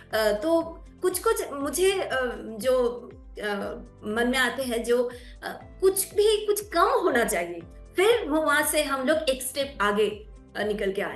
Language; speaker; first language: Hindi; non-native, local second language; Bangla